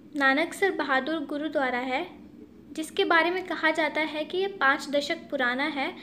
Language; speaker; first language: Hindi; native; Hindi